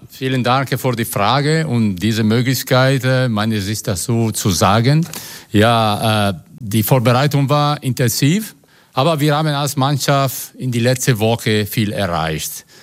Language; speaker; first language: German; non-native, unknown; Italian